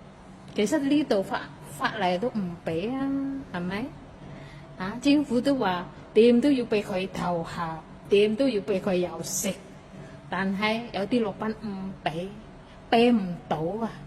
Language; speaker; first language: Cantonese; non-native, fluent; Indonesian